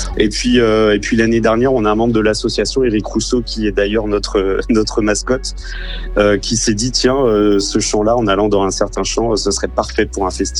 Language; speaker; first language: French; native; French